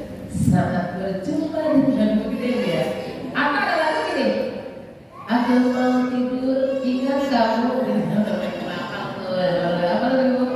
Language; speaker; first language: Indonesian; native; Indonesian